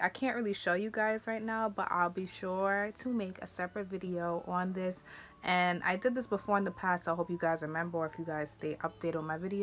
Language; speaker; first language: English; native; English